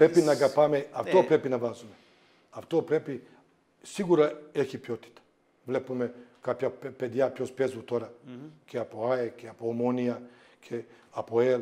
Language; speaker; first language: Greek; non-native, fluent; Serbian